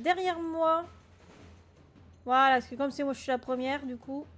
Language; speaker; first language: French; native; French